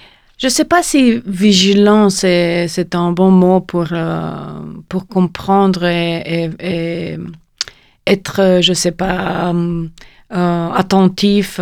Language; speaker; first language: French; non-native, fluent; Romanian